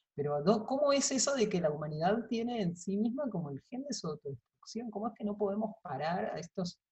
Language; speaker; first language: Spanish; native; Spanish